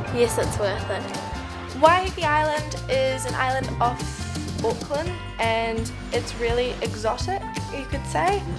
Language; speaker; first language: English; native; English